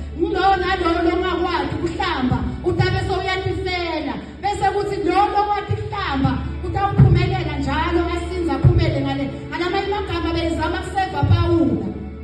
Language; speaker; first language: Zulu; non-native, local second language; Swati